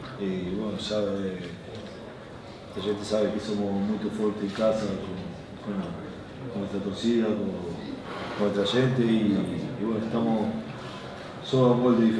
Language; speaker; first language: Portuguese; non-native, learner; Spanish